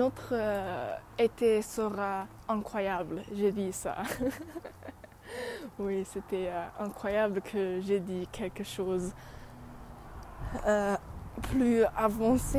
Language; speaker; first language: French; non-native, learner; English